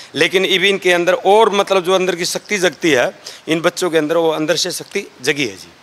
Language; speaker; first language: Hindi; native; Hindi